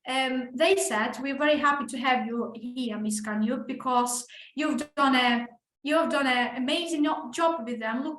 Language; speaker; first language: English; non-native, fluent; Ukrainian